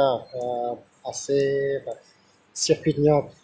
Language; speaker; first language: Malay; non-native, learner; French